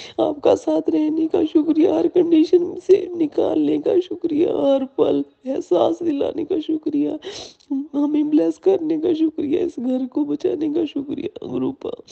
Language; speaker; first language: Hindi; non-native, local second language; Punjabi